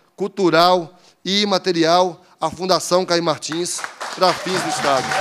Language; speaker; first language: Portuguese; native; Portuguese